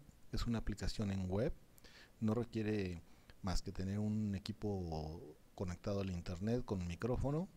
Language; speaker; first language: Spanish; native; Spanish